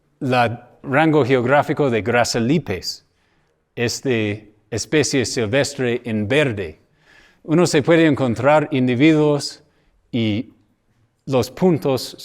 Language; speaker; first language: Spanish; non-native, fluent; English